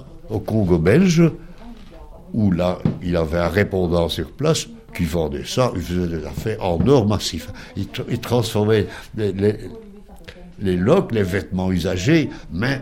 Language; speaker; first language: French; native; French